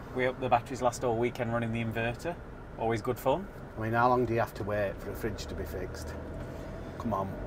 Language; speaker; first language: English; native; English